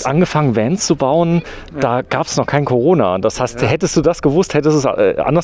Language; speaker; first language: German; native; German